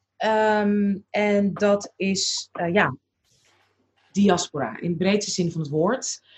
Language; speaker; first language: Dutch; early bilingual, other home language; Arabic